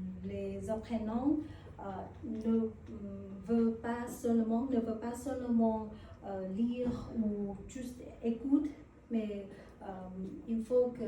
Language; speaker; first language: French; non-native, learner; Vietnamese